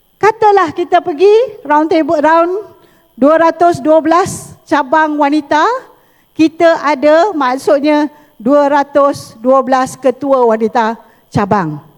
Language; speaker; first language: Malay; native; Malay